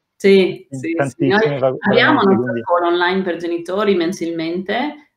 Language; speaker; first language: Italian; non-native, fluent; Dutch